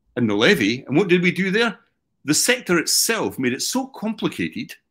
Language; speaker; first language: English; native; English